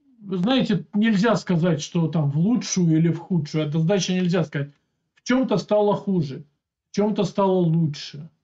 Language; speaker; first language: Russian; native; Russian